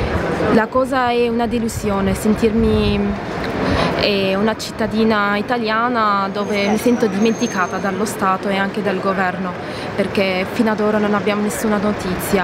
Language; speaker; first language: Italian; early bilingual, other home language; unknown